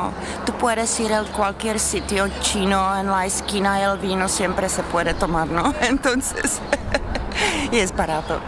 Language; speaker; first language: Spanish; non-native, fluent; Czech